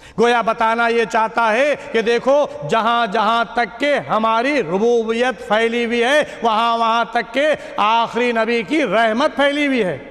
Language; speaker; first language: Urdu; native; Urdu